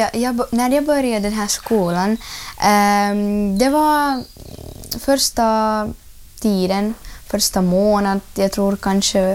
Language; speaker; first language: Swedish; early bilingual, other home language; Russian